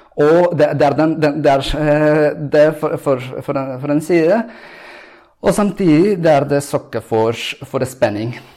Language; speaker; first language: Norwegian; non-native, fluent; Spanish